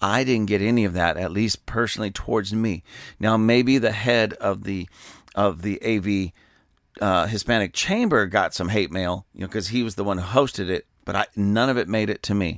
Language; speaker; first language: English; native; English